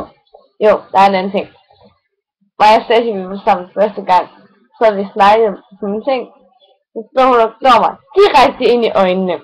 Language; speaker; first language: Danish; native; Danish